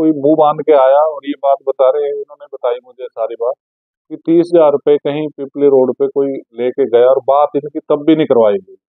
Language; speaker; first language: Hindi; native; Hindi